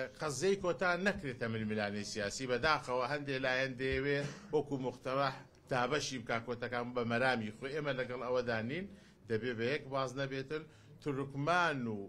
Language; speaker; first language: Central Kurdish; non-native, local second language; Azerbaijani